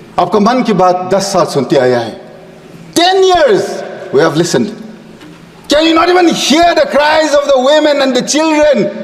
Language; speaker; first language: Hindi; non-native, local second language; Manipuri